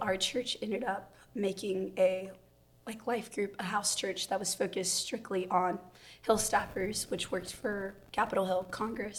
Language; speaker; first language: English; native; English